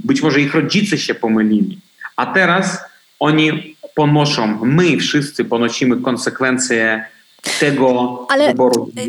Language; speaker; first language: Polish; non-native, fluent; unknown